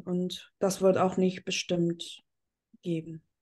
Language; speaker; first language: German; non-native, fluent; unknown